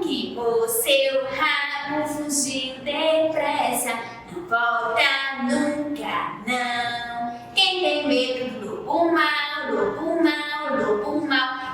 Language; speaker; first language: Portuguese; native; Portuguese